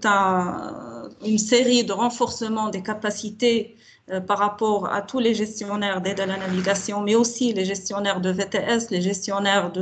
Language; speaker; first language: French; non-native, local second language; Arabic